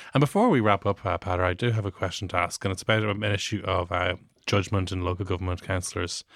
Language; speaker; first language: English; native; English